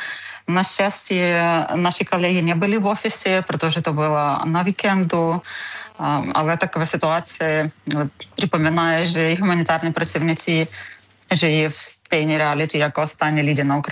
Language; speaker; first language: Czech; non-native, learner; Ukrainian